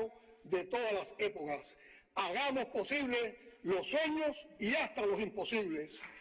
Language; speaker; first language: Spanish; native; Spanish